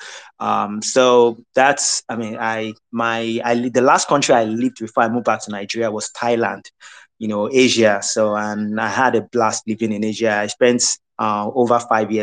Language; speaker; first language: English; non-native, local second language; Yoruba